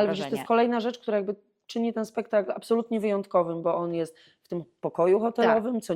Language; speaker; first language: Polish; native; Polish